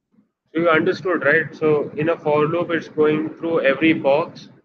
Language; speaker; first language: English; non-native, local second language; Hindi